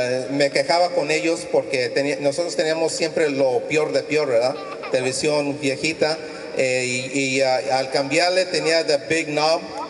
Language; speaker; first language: Spanish; early bilingual, heritage; Spanish